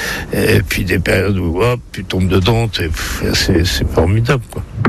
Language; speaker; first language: French; native; French